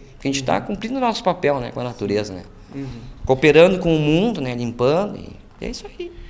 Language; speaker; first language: Portuguese; native; Portuguese